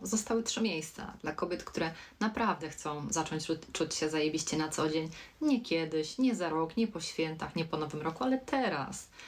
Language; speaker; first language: Polish; native; Polish